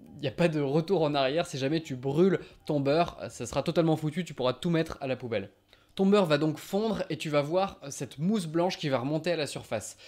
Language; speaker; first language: French; native; French